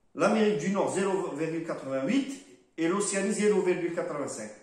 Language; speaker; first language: French; non-native, local second language; Arabic